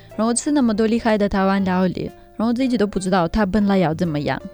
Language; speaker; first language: Chinese; non-native, fluent; Russian